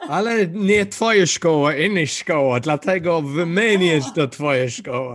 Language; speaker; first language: Polish; non-native, learner; English